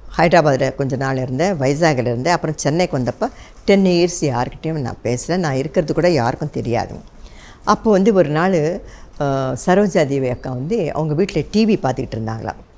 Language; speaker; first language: Tamil; non-native, local second language; Telugu